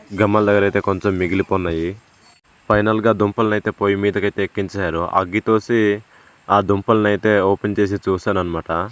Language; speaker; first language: Telugu; non-native, local second language; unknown